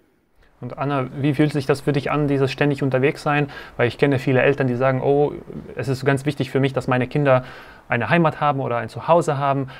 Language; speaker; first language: German; native; German